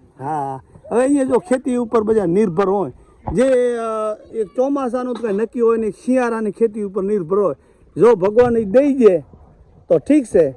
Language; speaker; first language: Gujarati; native; Gujarati